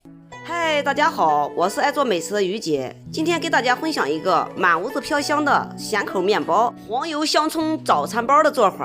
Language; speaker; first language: Chinese; native; Chinese